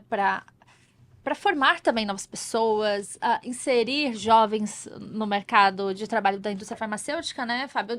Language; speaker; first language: Portuguese; native; Portuguese